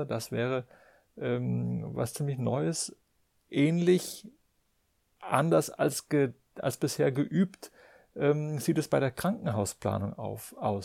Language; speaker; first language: German; native; German